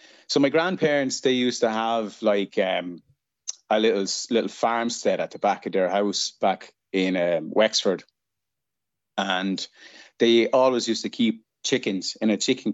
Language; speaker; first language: English; native; English